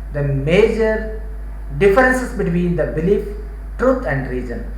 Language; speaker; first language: English; non-native, local second language; Kannada